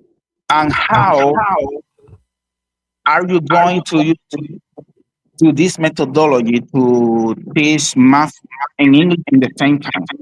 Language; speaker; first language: English; non-native, learner; Spanish